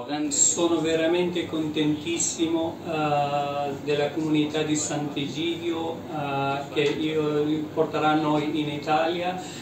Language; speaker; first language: Italian; non-native, learner; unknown